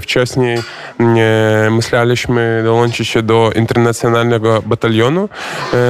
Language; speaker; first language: Polish; non-native, learner; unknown